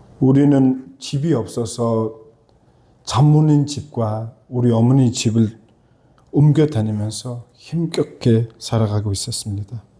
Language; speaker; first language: Korean; non-native, fluent; Mongolian